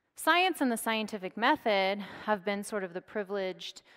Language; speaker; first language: English; native; English